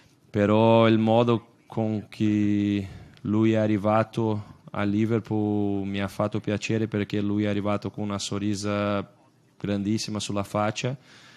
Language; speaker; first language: Italian; non-native, fluent; Portuguese